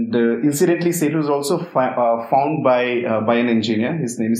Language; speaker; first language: English; non-native, local second language; Hindi